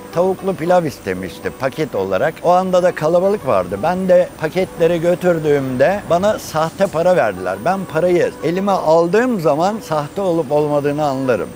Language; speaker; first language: Turkish; native; Turkish